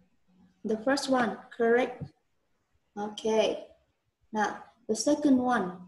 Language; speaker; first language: English; non-native, learner; Vietnamese